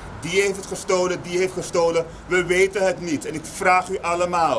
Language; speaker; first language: Dutch; native; Dutch